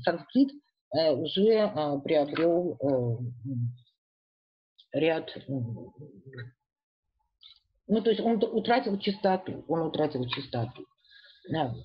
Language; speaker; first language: Russian; native; Russian